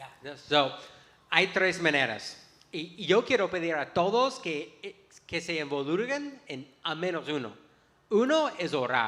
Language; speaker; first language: Spanish; non-native, fluent; English